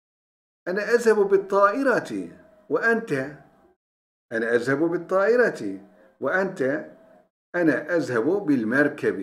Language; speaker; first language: Arabic; non-native, fluent; Turkish